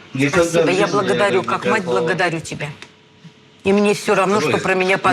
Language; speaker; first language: Russian; native; Russian